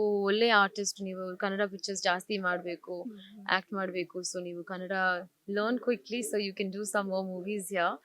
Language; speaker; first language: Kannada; non-native, learner; Tamil